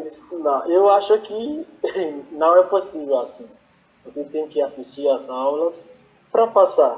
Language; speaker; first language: Portuguese; non-native, fluent; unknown